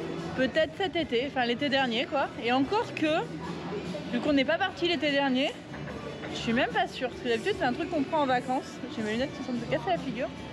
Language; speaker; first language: French; native; French